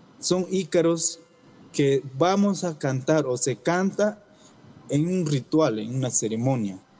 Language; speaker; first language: Spanish; non-native, local second language; Shipibo-Conibo